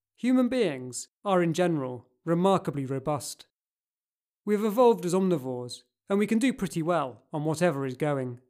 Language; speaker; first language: English; native; English